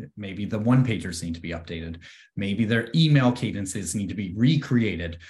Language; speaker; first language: English; native; English